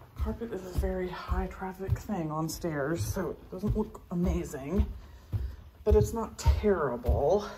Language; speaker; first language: English; native; English